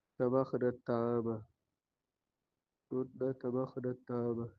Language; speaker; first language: Arabic; non-native, fluent; Urdu